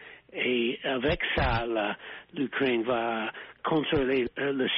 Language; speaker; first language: French; non-native, fluent; English